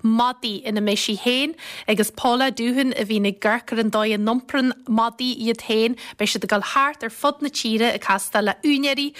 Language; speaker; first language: Irish; native; Irish